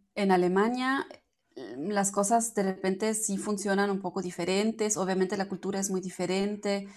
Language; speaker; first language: Spanish; non-native, fluent; German